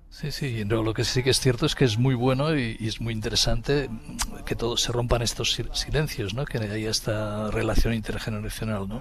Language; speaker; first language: Spanish; native; Spanish